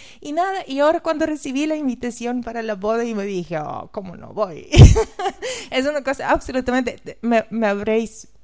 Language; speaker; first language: Spanish; non-native, fluent; Bulgarian